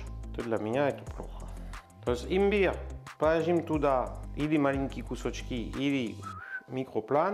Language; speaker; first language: Russian; non-native, learner; French